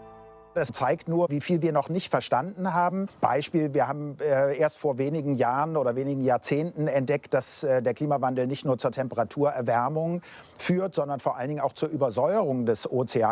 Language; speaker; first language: German; native; German